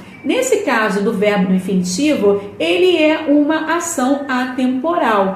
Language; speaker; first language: Portuguese; native; Portuguese